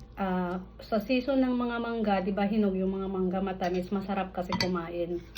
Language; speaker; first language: Filipino; non-native, local second language; Iloko